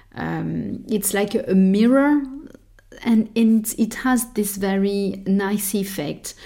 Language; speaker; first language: English; non-native, fluent; French